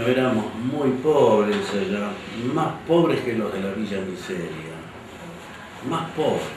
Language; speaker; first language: Spanish; native; Spanish